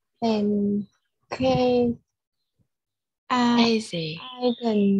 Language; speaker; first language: English; non-native, learner; Vietnamese